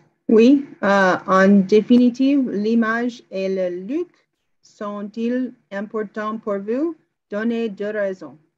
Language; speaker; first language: French; non-native, learner; English